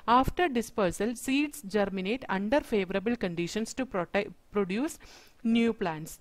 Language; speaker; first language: English; non-native, local second language; Malayalam